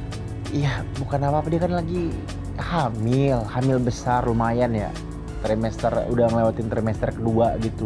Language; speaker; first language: Indonesian; native; Indonesian